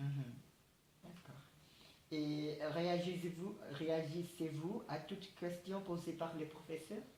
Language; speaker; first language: French; non-native, learner; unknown